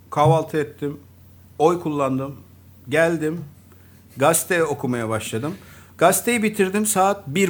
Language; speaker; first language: Turkish; native; Turkish